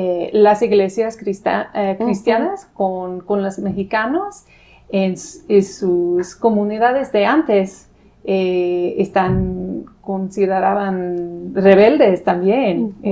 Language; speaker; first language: Spanish; non-native, fluent; English